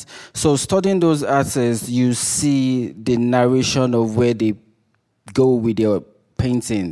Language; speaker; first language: English; non-native, local second language; Yoruba